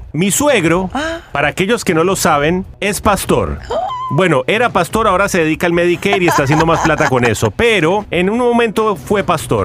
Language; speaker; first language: Spanish; native; Spanish